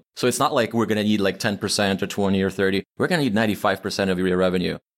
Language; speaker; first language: English; early bilingual, other home language; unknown